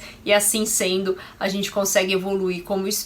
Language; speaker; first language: Portuguese; native; Portuguese